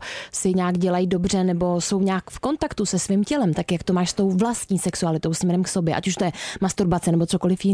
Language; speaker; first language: Czech; native; Czech